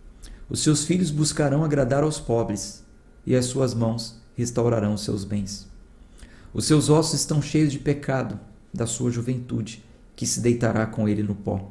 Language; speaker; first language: Portuguese; native; Portuguese